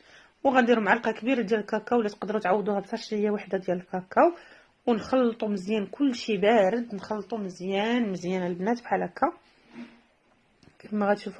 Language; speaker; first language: Arabic; native; Arabic